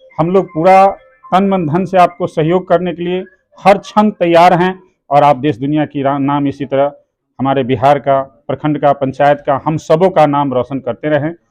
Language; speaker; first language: Hindi; native; Hindi